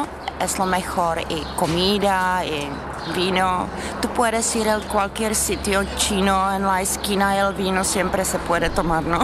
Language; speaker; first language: Spanish; non-native, fluent; Czech